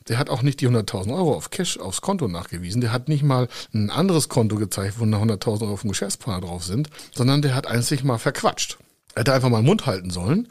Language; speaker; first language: German; native; German